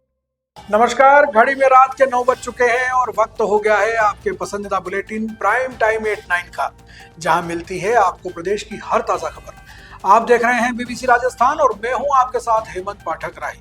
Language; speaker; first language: Hindi; native; Hindi